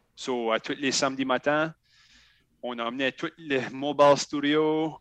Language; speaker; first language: French; native; French